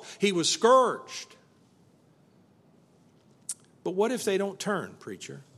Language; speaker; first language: English; native; English